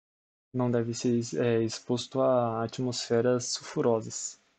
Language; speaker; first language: Portuguese; native; Portuguese